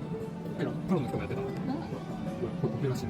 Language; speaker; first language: Japanese; native; Japanese